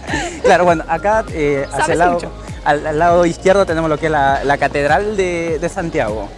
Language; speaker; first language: Spanish; native; Spanish